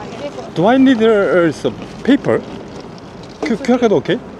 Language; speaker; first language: English; non-native, learner; Korean